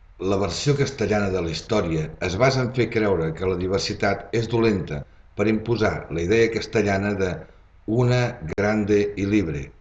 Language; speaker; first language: Catalan; native; Catalan